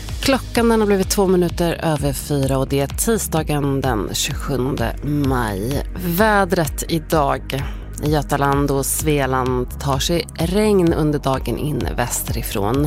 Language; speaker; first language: Swedish; native; Swedish